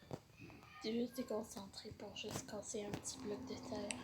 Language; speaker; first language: French; native; French